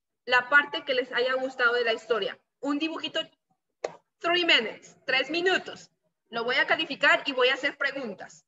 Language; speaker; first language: Spanish; native; Spanish